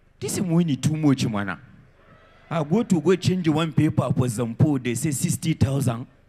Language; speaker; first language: Nigerian Pidgin; non-native, local second language; Hausa